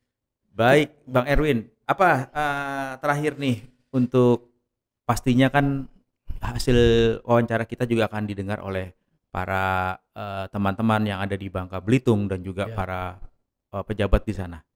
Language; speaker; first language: Indonesian; native; Indonesian